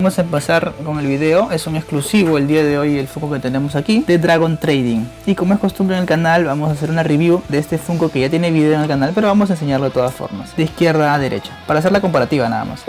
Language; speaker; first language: Spanish; native; Spanish